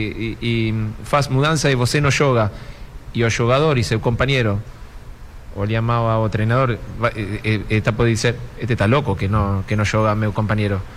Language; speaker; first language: Portuguese; non-native, fluent; Spanish